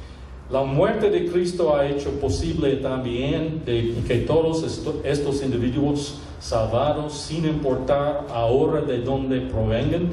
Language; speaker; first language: Spanish; non-native, fluent; English